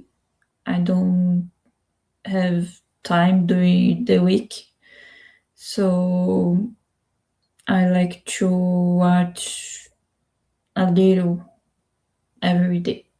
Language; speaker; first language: English; non-native, learner; Spanish